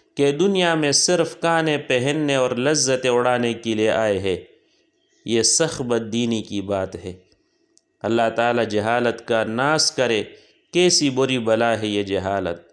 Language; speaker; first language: Urdu; native; Urdu